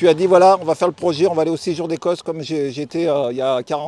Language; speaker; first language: French; native; French